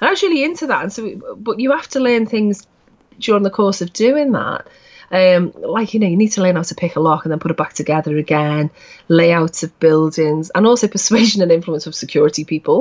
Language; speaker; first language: English; native; English